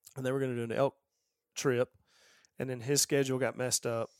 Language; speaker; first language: English; native; English